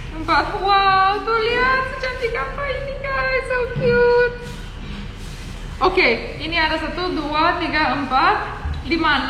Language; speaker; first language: Indonesian; non-native, fluent; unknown